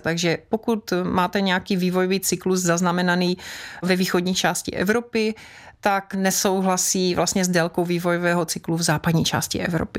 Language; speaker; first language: Czech; native; Czech